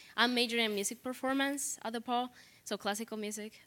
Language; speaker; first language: English; non-native, fluent; Spanish